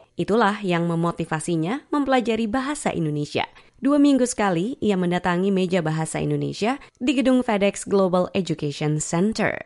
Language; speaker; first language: Indonesian; native; Indonesian